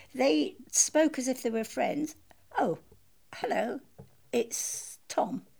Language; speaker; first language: English; native; English